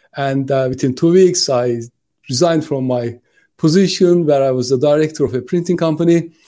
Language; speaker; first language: English; non-native, fluent; Turkish